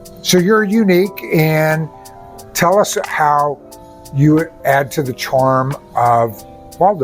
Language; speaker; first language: English; native; English